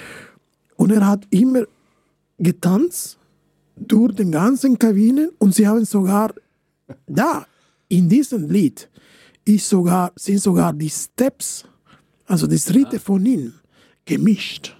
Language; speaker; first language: German; non-native, fluent; Spanish